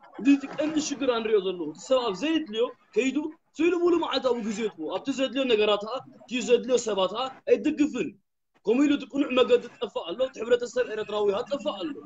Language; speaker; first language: Tigrinya; early bilingual, heritage; Tigrinya